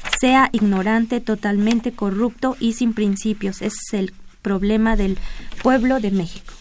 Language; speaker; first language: Spanish; native; Spanish